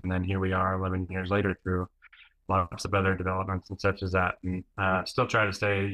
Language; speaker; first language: English; native; English